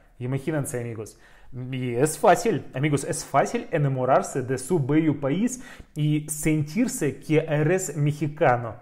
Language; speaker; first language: Spanish; non-native, learner; Russian